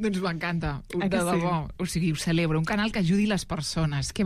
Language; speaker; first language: Catalan; native; Catalan